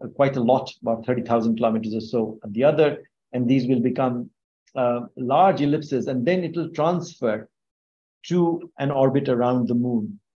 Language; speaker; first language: English; non-native, local second language; Bangla